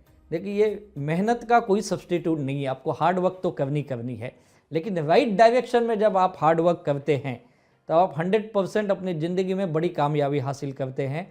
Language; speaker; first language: Hindi; native; Hindi